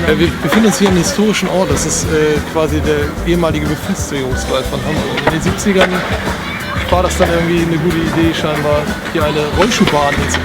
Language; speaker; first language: German; native; German